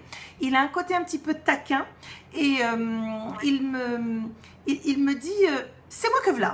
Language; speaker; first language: French; native; French